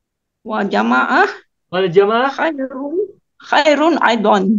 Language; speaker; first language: Arabic; non-native, learner; Indonesian